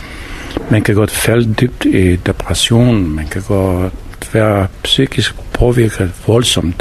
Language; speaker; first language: Danish; non-native, fluent; Bosnian